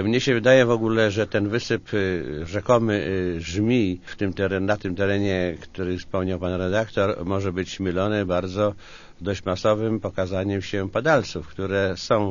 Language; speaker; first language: Polish; native; Polish